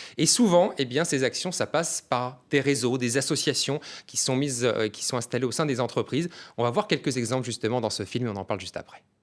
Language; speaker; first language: French; native; French